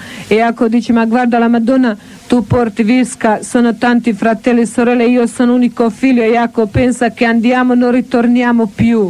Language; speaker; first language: Italian; non-native, learner; Croatian